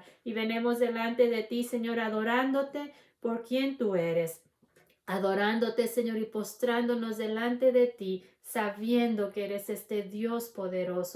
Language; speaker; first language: Spanish; native; Spanish